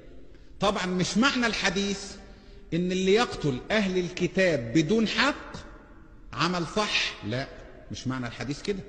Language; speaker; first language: Arabic; native; Arabic